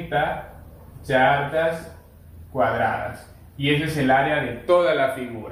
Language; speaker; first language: Spanish; native; Spanish